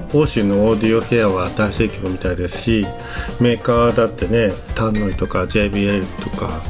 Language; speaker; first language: Japanese; native; Japanese